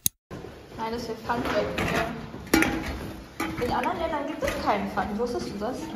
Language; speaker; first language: German; early bilingual, heritage; German